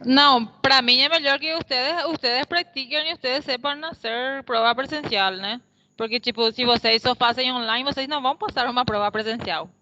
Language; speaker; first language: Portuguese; non-native, fluent; Spanish